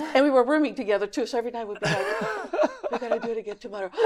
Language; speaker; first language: English; early bilingual, other home language; Greek